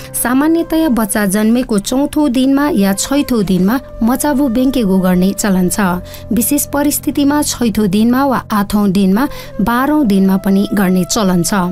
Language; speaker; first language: Nepali; non-native, local second language; Newari